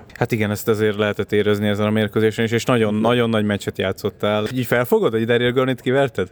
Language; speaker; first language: Hungarian; native; Hungarian